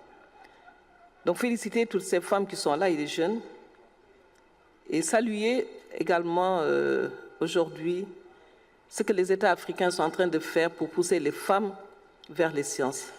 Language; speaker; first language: French; non-native, local second language; Wolof